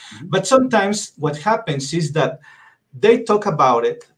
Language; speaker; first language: English; non-native, fluent; Spanish